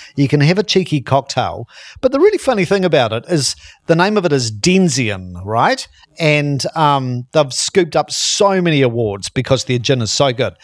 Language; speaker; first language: English; native; English